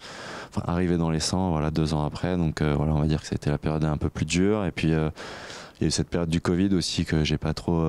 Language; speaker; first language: French; native; French